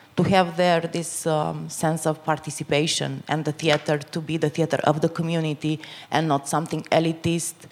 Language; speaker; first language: English; non-native, fluent; Romanian